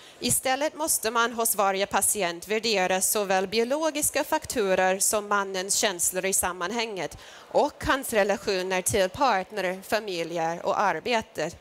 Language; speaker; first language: Swedish; non-native, fluent; English